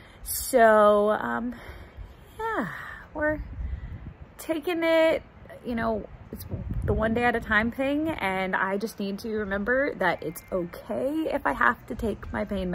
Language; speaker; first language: English; native; English